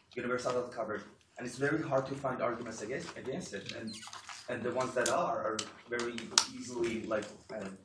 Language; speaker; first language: English; non-native, fluent; Persian